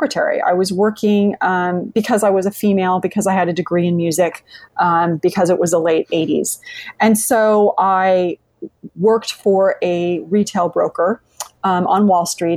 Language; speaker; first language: English; native; English